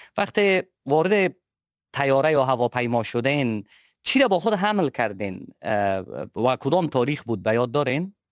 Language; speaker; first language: Persian; native; Persian